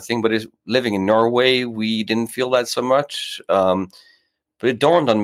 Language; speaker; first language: English; non-native, fluent; Norwegian